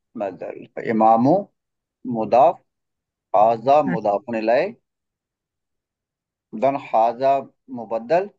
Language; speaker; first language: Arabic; non-native, fluent; Malay